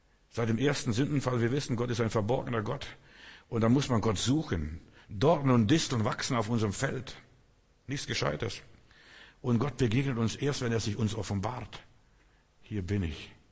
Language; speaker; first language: German; non-native, fluent; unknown